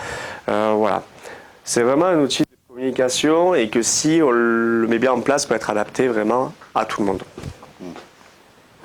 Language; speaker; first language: French; native; French